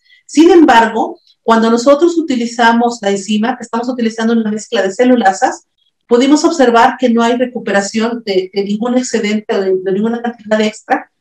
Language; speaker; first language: Spanish; native; Spanish